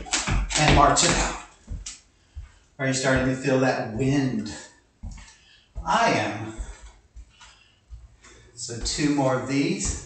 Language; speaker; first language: English; native; English